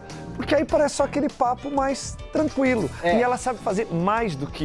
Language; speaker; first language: Portuguese; native; Portuguese